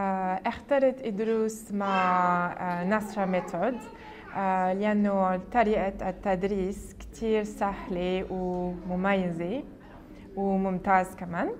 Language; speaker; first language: Arabic; non-native, learner; German